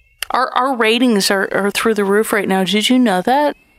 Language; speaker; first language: English; native; English